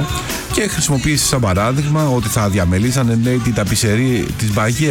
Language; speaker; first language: Greek; native; Greek